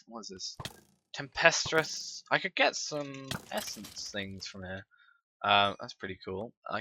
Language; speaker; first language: English; native; English